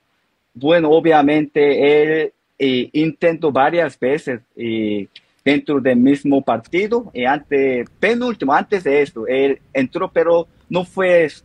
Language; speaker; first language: Spanish; non-native, learner; Korean